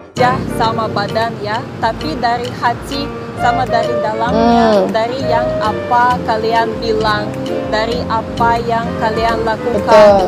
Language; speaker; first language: Indonesian; non-native, fluent; Russian